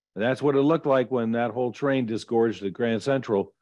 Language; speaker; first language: English; native; English